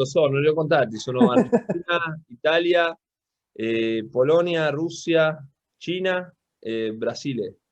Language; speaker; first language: Italian; non-native, local second language; Spanish